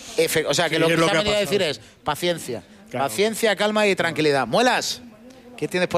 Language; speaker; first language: Spanish; native; Spanish